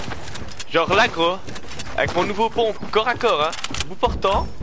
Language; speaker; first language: French; native; French